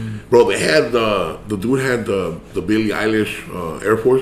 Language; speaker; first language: English; early bilingual, other home language; Spanish